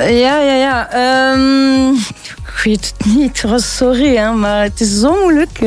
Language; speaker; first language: Dutch; non-native, local second language; French